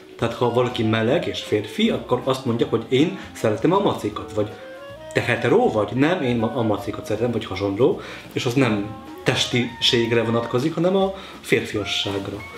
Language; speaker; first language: Hungarian; non-native, fluent; Polish